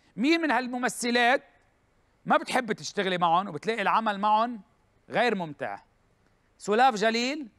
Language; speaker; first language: Arabic; native; Arabic